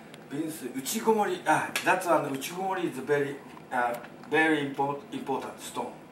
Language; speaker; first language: English; non-native, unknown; Japanese